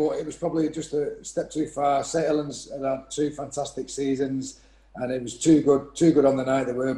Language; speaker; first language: English; native; English